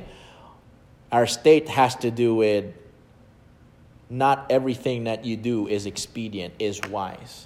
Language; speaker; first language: English; non-native, local second language; Filipino